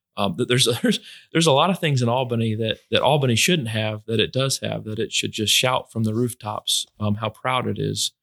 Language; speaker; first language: English; native; English